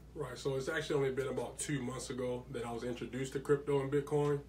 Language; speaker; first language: English; native; English